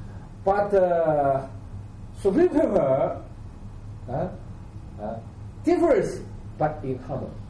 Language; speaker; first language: English; non-native, learner; Chinese